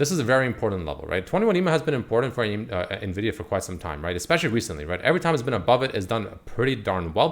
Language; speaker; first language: English; native; English